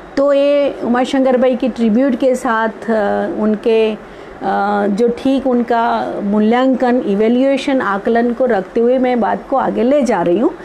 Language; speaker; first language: Hindi; non-native, local second language; Gujarati